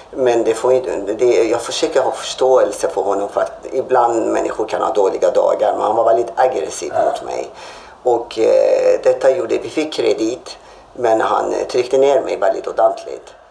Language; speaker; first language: Swedish; non-native, fluent; Persian